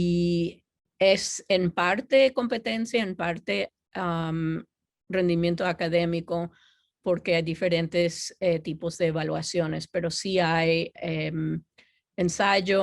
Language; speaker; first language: Spanish; non-native, fluent; English